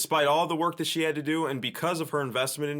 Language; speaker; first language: English; native; English